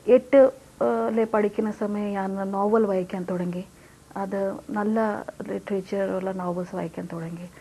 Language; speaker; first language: Malayalam; non-native, local second language; Hindi